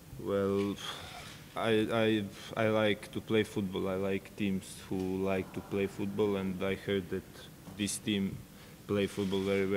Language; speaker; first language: English; non-native, fluent; Serbian